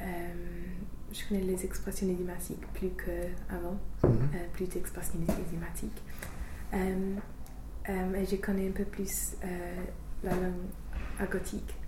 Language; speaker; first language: French; non-native, fluent; English